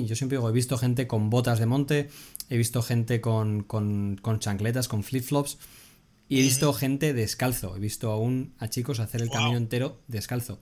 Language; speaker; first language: Spanish; native; Spanish